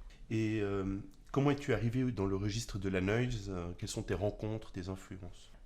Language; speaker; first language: French; native; French